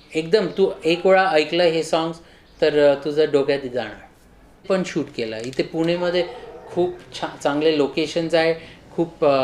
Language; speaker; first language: Marathi; early bilingual, heritage; Marathi